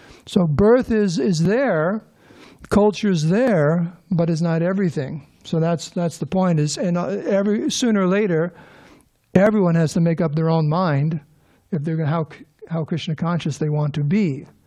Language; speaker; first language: English; native; English